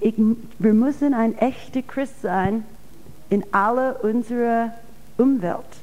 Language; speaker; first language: German; non-native, fluent; English